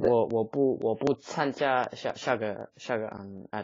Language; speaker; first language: Chinese; non-native, learner; English